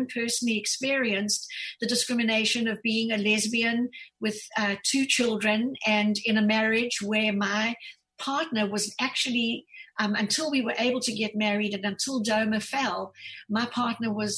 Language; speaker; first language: English; native; English